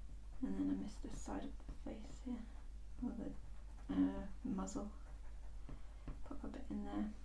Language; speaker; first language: English; native; English